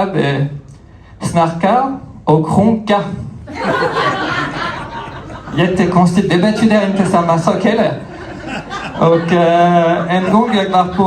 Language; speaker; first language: Swedish; non-native, fluent; French